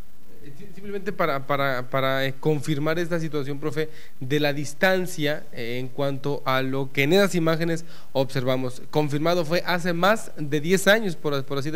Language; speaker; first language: Spanish; native; Spanish